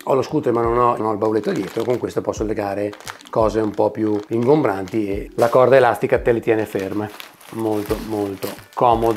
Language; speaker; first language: Italian; native; Italian